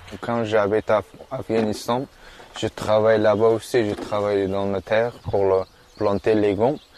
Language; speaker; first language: French; non-native, learner; Persian